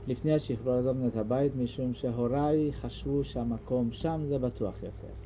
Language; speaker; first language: Hebrew; non-native, fluent; Hungarian